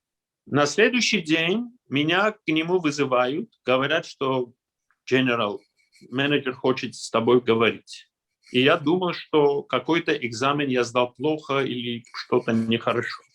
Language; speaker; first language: Russian; non-native, local second language; Armenian